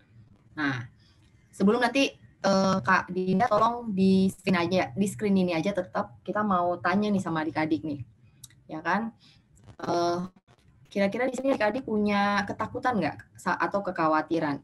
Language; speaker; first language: Indonesian; native; Indonesian